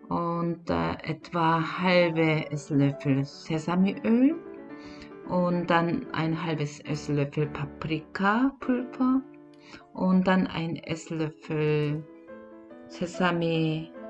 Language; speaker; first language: German; non-native, learner; Korean